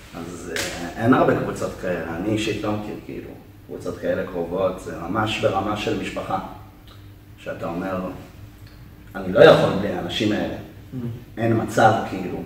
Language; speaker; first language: Hebrew; native; Hebrew